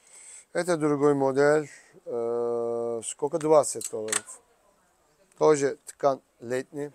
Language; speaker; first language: Russian; non-native, learner; Turkish